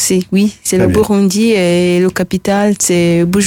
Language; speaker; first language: French; non-native, local second language; Rundi